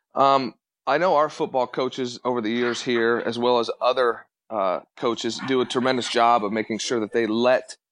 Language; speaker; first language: English; native; English